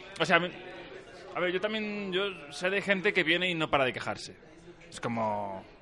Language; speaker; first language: Spanish; native; Spanish